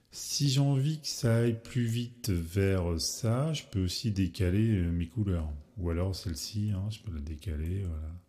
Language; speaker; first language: French; native; French